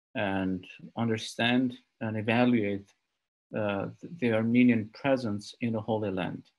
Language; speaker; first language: English; non-native, fluent; Armenian